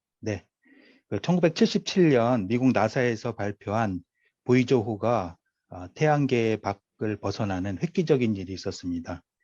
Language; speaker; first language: Korean; native; Korean